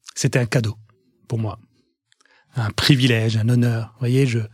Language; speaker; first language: French; non-native, local second language; Arabic